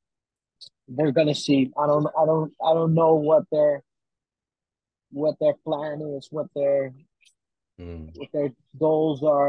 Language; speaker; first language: English; non-native, fluent; Dutch